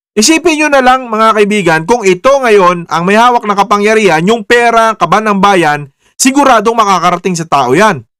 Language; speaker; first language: Filipino; native; Filipino